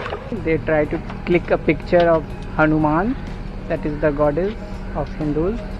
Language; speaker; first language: English; non-native, local second language; Hindi